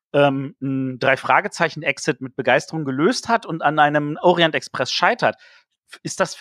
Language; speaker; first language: German; native; German